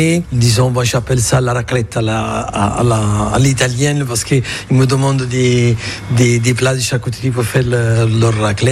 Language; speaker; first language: French; non-native, fluent; Italian